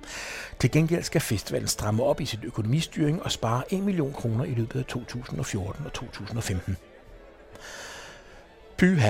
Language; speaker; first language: Danish; native; Danish